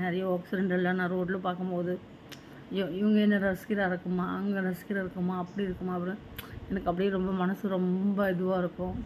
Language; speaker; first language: Tamil; non-native, learner; Malayalam